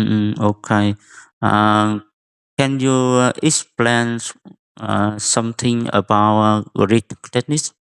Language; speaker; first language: English; non-native, fluent; Vietnamese